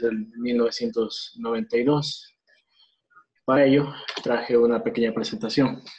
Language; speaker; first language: Spanish; native; Spanish